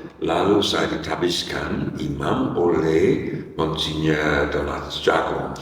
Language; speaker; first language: Indonesian; non-native, fluent; English